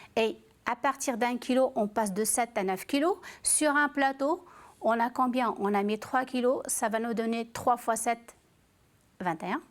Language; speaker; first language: French; non-native, local second language; Arabic